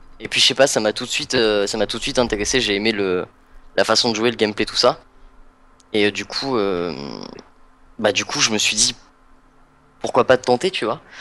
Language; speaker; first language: French; native; French